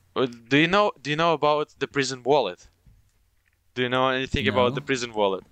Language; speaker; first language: English; non-native, fluent; Romanian